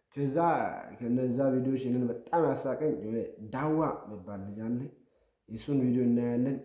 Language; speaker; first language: Amharic; non-native, local second language; Wolaytta